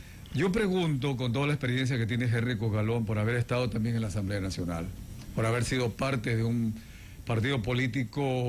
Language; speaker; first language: Spanish; native; Spanish